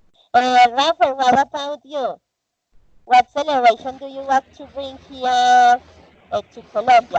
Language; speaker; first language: English; non-native, learner; Spanish